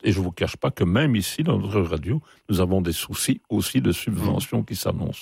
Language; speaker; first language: French; native; French